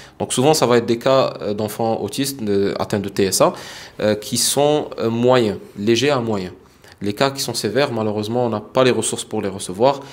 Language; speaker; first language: French; early bilingual, other home language; Arabic